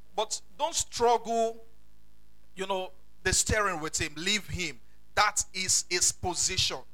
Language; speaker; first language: English; non-native, local second language; Yoruba